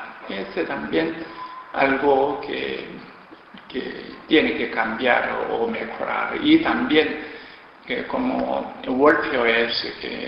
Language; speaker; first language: Spanish; non-native, learner; Korean